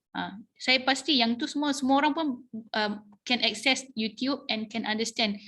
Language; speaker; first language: Malay; native; Malay